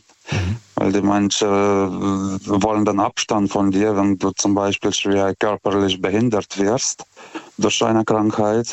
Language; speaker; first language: German; non-native, fluent; Lithuanian